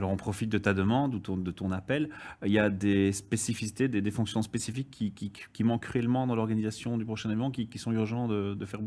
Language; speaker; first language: French; native; French